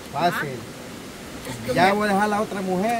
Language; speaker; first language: Spanish; native; Spanish